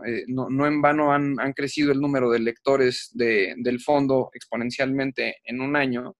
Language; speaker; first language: Spanish; native; Spanish